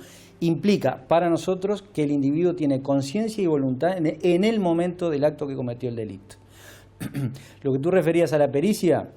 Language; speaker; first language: Spanish; native; Spanish